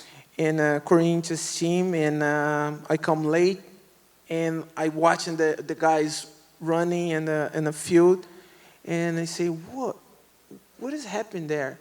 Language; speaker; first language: English; non-native, learner; Portuguese